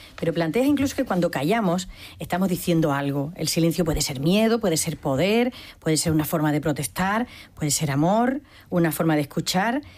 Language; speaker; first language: Spanish; native; Spanish